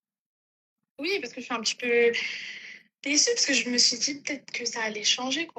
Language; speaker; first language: French; native; French